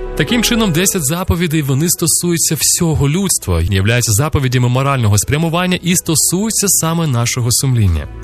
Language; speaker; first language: Ukrainian; native; Ukrainian